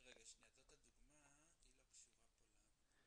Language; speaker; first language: Hebrew; native; Hebrew